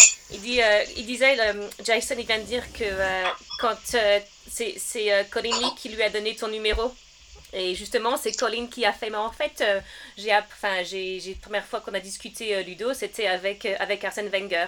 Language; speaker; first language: French; early bilingual, heritage; French